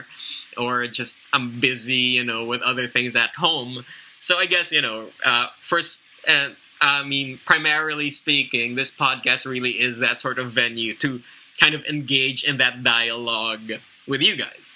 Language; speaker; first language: English; non-native, local second language; Filipino